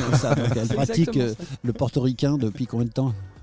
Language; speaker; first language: French; native; French